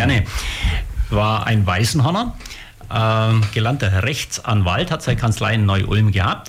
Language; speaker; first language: German; native; German